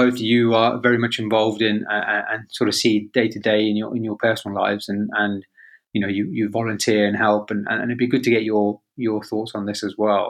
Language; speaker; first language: English; native; English